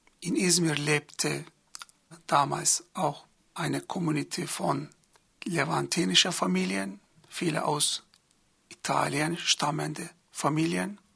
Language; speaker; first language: German; non-native, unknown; Turkish